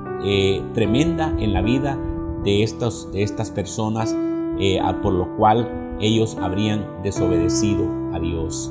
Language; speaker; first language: Spanish; native; Spanish